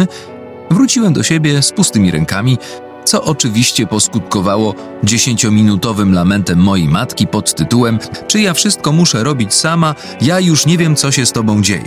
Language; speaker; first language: Polish; native; Polish